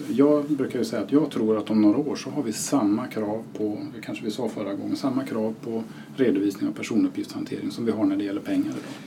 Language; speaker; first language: Swedish; native; Swedish